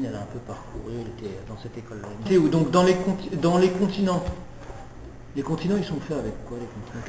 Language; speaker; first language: French; native; French